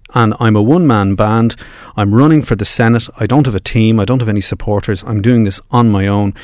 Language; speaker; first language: English; native; English